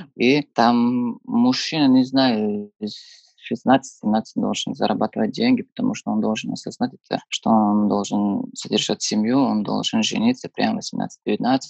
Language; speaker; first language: Russian; non-native, fluent; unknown